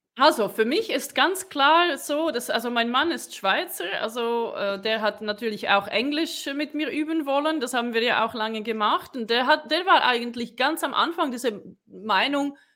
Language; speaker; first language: German; non-native, fluent; Czech